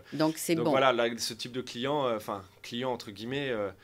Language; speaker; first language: French; native; French